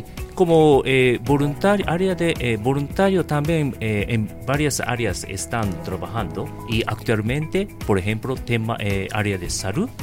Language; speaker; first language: Spanish; non-native, learner; Japanese